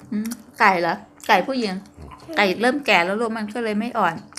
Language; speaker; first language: Thai; non-native, local second language; Northeastern Thai